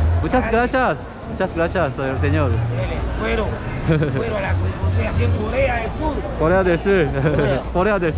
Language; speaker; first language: Spanish; non-native, learner; Korean